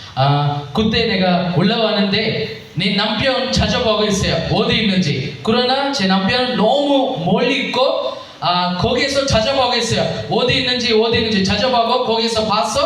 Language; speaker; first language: Korean; non-native, learner; Telugu